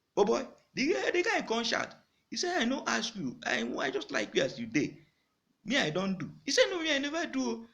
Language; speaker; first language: Nigerian Pidgin; non-native, local second language; Igbo